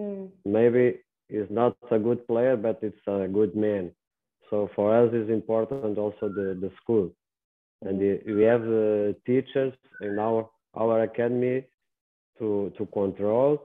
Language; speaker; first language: English; non-native, learner; Portuguese